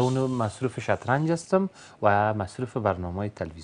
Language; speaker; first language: Persian; native; Persian